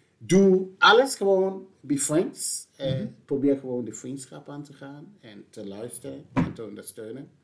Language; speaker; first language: Dutch; non-native, fluent; English